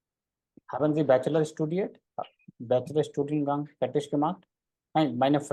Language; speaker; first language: German; non-native, fluent; Hindi